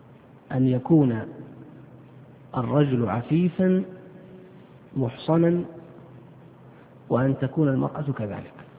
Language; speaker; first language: Arabic; native; Arabic